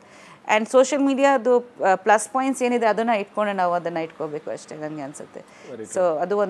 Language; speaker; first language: Kannada; non-native, local second language; Bangla